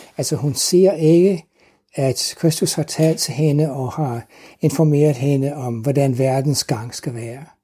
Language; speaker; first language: Danish; non-native, fluent; English